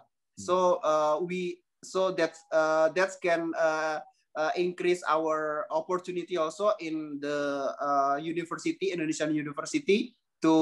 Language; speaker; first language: English; non-native, learner; Indonesian